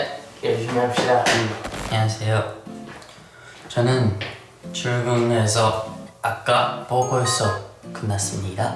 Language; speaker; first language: Korean; non-native, fluent; Japanese